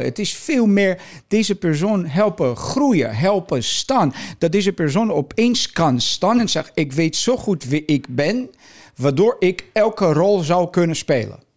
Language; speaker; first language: Dutch; non-native, fluent; Portuguese